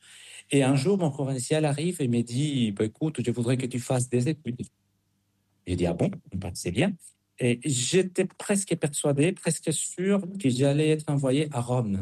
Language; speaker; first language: French; non-native, fluent; Spanish